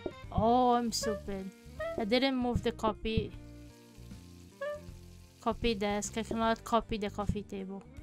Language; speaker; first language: English; non-native, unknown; Portuguese